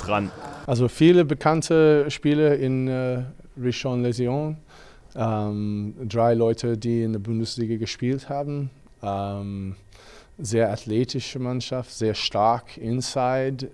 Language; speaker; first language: German; non-native, fluent; English